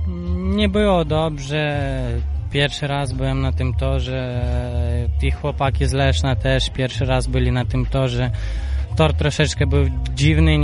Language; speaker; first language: Polish; non-native, fluent; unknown